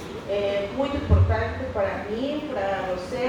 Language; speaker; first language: Portuguese; non-native, learner; Spanish